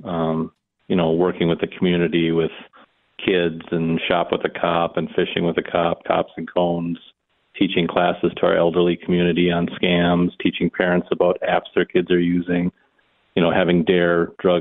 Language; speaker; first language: English; native; English